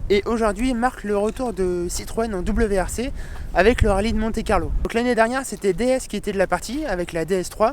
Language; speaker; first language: French; native; French